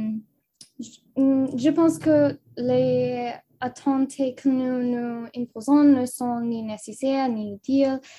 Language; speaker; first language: French; non-native, local second language; English